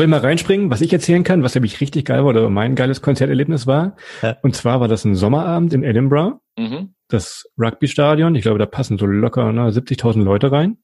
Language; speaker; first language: German; native; German